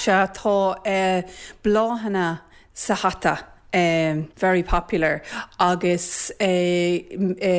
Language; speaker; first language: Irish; non-native, learner; English